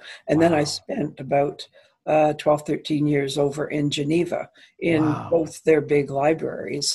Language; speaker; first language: English; native; English